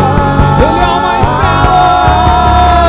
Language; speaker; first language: Portuguese; native; Portuguese